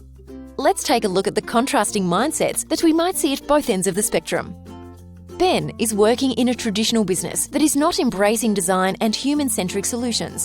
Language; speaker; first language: English; native; English